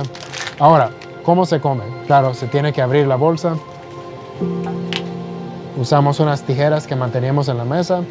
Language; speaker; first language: Spanish; early bilingual, heritage; Spanish